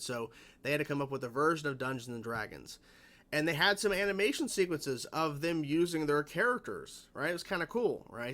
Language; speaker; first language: English; native; English